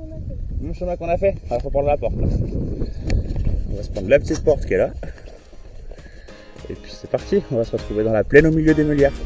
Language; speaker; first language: French; native; French